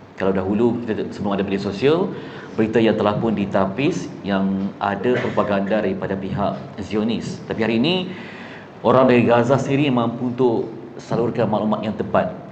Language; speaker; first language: Malay; native; Malay